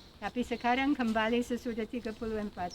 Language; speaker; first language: Indonesian; non-native, fluent; English